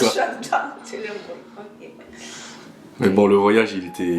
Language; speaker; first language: French; native; French